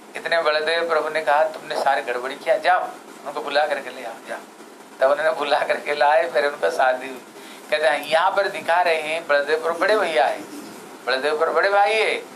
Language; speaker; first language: Hindi; non-native, local second language; Odia